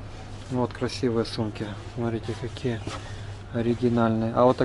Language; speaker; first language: Russian; native; Russian